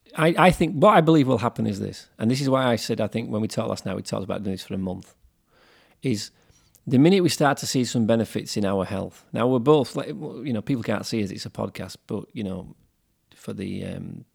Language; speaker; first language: English; native; English